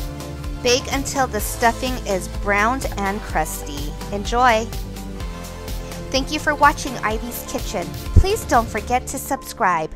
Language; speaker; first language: English; native; English